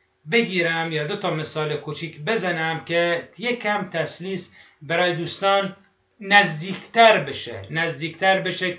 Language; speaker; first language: Persian; non-native, fluent; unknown